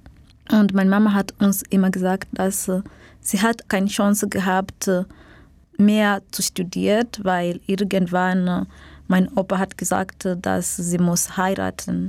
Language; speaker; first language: German; non-native, fluent; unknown